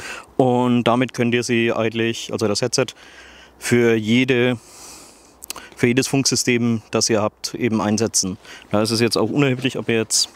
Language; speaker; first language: German; native; German